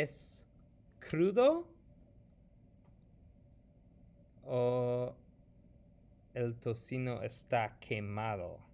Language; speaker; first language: Spanish; non-native, fluent; English